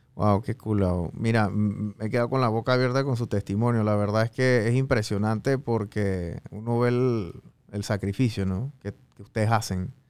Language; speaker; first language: Spanish; native; Spanish